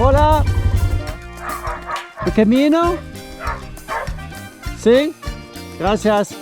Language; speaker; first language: Spanish; non-native, learner; French